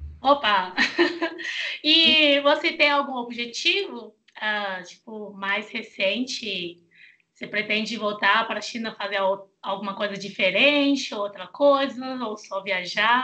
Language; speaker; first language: Portuguese; non-native, fluent; Chinese